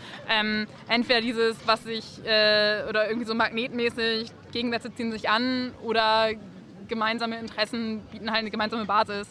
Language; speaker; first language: German; native; German